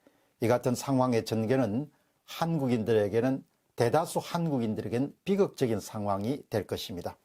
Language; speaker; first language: Korean; native; Korean